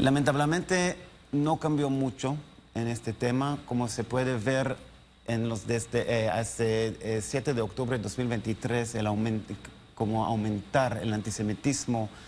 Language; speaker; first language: Spanish; non-native, learner; Hebrew